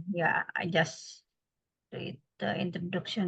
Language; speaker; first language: English; non-native, learner; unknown